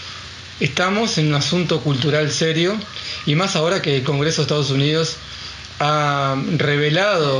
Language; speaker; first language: Spanish; native; Spanish